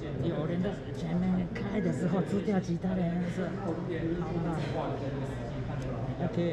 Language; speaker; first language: Chinese; non-native, learner; Japanese